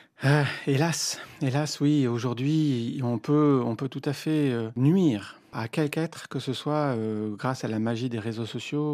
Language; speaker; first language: French; native; French